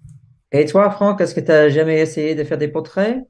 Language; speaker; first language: French; non-native, fluent; English